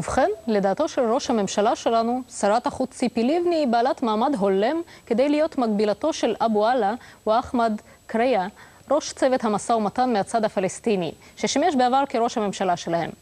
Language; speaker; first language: Hebrew; non-native, local second language; Russian